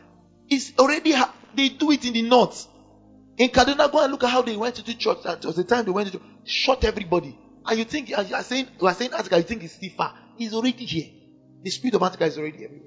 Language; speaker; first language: English; non-native, local second language; Igbo